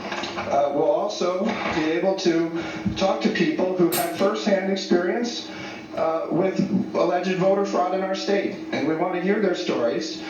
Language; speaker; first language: English; native; English